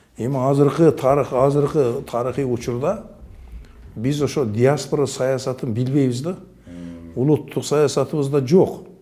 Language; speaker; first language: Kyrgyz; native; Kyrgyz